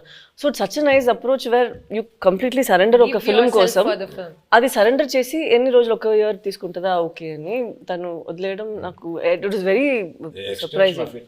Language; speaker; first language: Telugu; non-native, local second language; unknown